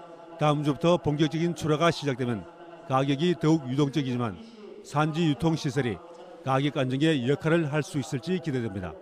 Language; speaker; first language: Korean; native; Korean